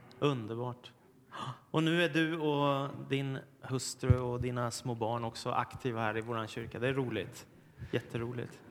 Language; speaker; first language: Swedish; native; Swedish